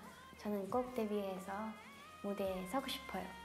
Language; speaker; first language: Korean; non-native, learner; Thai